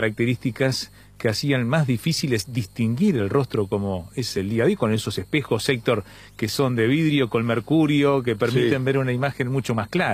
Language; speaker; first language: Spanish; native; Spanish